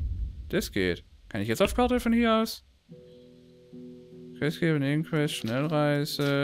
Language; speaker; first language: German; native; German